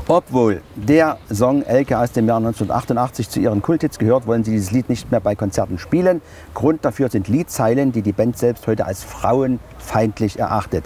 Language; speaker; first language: German; native; German